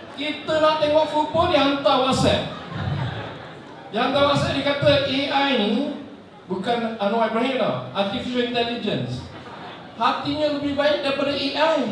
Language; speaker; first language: Malay; non-native, local second language; Chinese